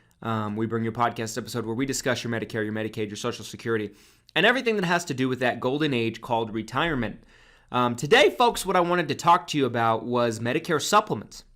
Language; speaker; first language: English; native; English